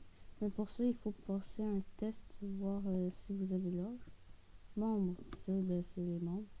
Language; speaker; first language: French; native; French